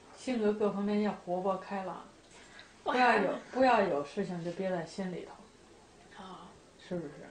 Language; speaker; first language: Chinese; native; Chinese